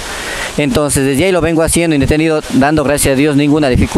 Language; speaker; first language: Spanish; native; Spanish